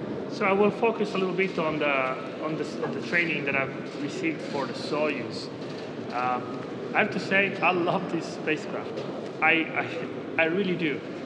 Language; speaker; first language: English; non-native, fluent; Italian